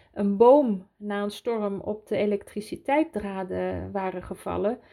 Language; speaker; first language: Dutch; early bilingual, heritage; Dutch